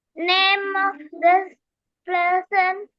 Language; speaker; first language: English; non-native, learner; Sinhala